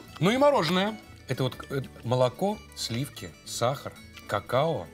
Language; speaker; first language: Russian; native; Russian